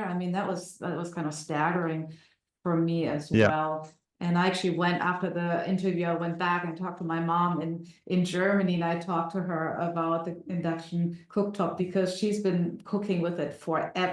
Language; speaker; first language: English; non-native, fluent; German